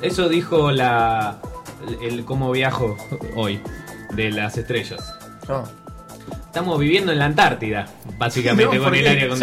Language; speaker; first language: Spanish; native; Spanish